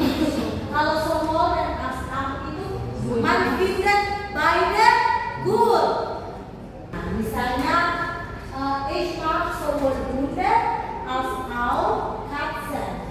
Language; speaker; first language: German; non-native, fluent; Indonesian